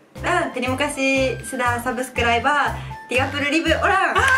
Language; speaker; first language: Indonesian; non-native, learner; Japanese